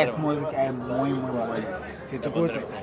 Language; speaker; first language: Spanish; non-native, learner; Portuguese